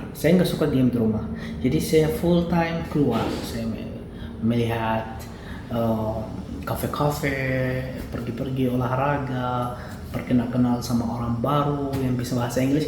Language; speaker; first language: Indonesian; non-native, fluent; Arabic